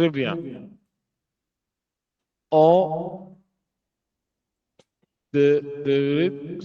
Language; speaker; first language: French; non-native, learner; Hindi